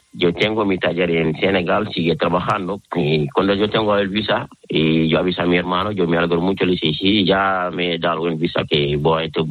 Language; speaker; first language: Spanish; non-native, learner; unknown